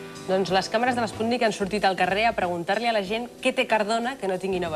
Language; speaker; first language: Catalan; native; Catalan